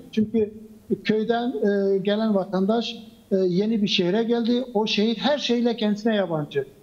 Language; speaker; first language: Turkish; non-native, local second language; Kurdish